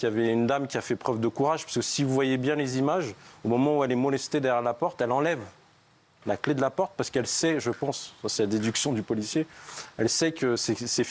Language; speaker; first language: French; native; French